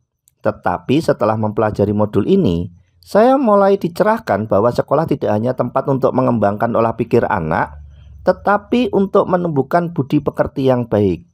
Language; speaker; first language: Indonesian; non-native, local second language; Javanese